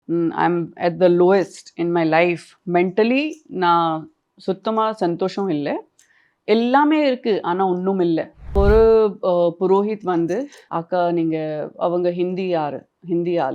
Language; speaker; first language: Tamil; non-native, local second language; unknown